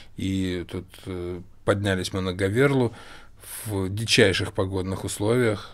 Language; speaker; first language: Russian; native; Russian